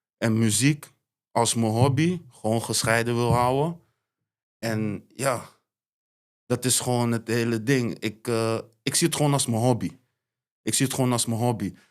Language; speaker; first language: Dutch; early bilingual, other home language; Papiamento